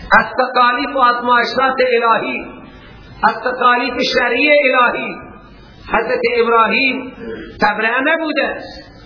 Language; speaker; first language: Persian; native; Persian